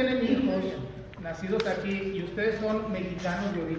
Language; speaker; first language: Spanish; native; Spanish